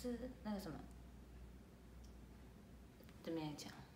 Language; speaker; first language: Chinese; non-native, learner; Filipino